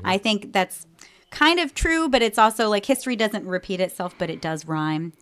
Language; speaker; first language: English; native; English